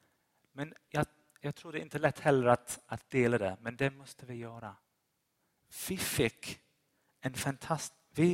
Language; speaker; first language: Swedish; non-native, fluent; English